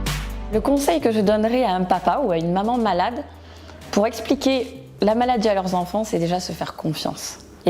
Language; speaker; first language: French; native; French